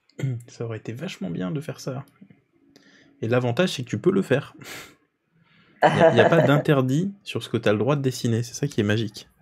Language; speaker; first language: French; native; French